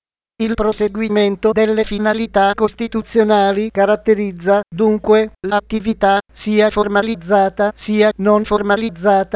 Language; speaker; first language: Italian; native; Italian